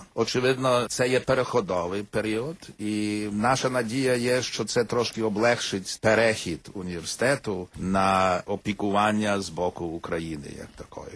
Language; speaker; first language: Ukrainian; early bilingual, heritage; Ukrainian